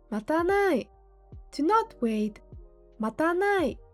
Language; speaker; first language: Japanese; non-native, fluent; English